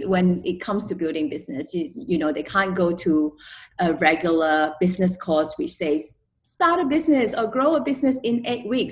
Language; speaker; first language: English; non-native, local second language; Chinese